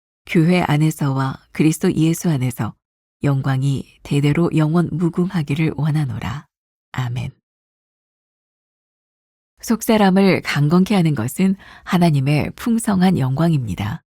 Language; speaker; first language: Korean; native; Korean